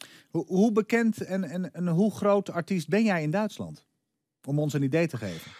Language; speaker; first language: Dutch; native; Dutch